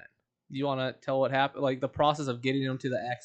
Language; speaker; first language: English; native; English